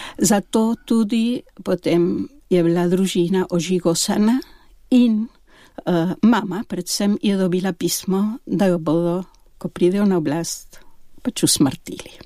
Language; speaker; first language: Slovenian; early bilingual, heritage; Slovenian